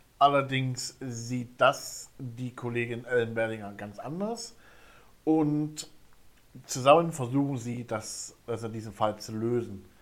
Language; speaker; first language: German; native; German